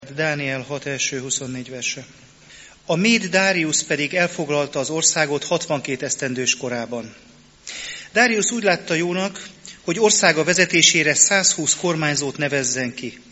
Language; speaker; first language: Hungarian; native; Hungarian